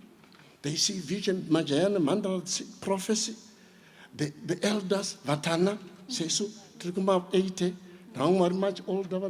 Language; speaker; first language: English; non-native, local second language; Shona